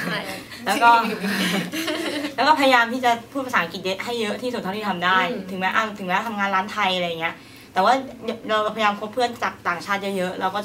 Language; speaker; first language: Thai; native; Thai